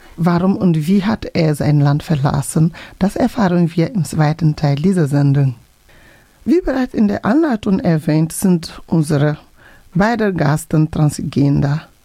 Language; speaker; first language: German; non-native, fluent; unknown